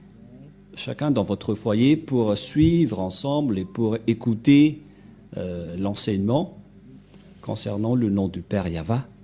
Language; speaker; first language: French; non-native, local second language; Malagasy